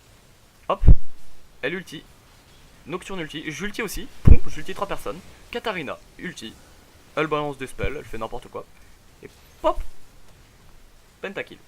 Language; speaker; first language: French; native; French